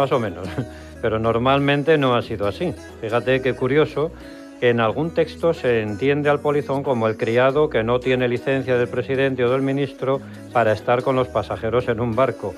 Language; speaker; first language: Spanish; native; Spanish